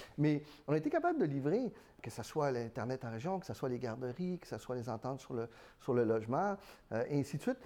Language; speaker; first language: French; early bilingual, other home language; Spanish